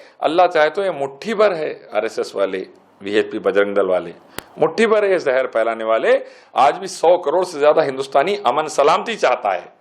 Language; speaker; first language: Urdu; native; Urdu